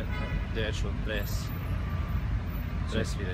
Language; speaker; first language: Spanish; non-native, fluent; English